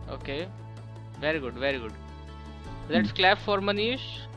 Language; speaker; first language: English; non-native, local second language; Hindi